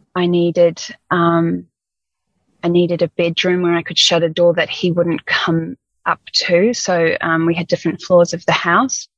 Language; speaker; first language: English; native; English